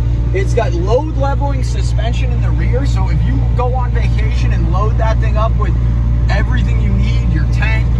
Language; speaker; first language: English; native; English